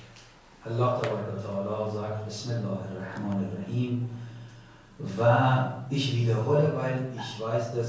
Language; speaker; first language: German; non-native, learner; Persian